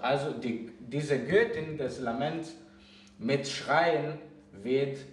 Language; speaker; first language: German; non-native, fluent; Greek